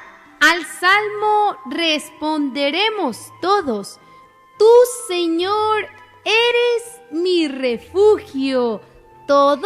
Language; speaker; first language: Spanish; native; Spanish